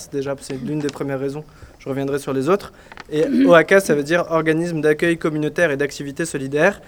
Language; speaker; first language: French; native; French